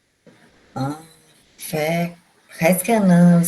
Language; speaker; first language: French; non-native, learner; Portuguese